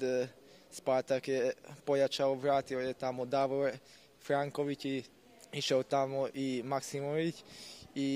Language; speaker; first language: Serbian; non-native, local second language; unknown